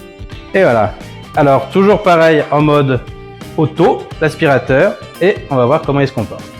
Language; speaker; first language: French; native; French